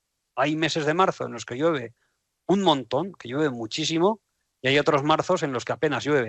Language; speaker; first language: Spanish; native; Spanish